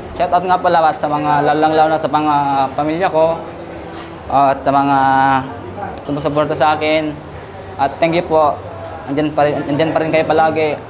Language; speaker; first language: Filipino; non-native, local second language; Iloko